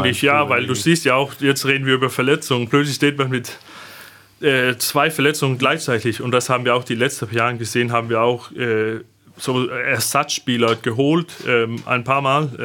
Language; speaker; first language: German; non-native, fluent; Danish